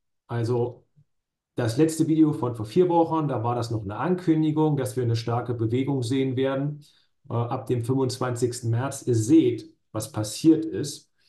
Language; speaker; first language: German; native; German